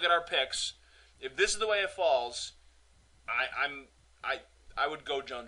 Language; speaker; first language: English; native; English